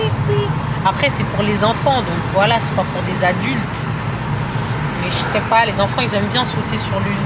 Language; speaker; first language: French; native; French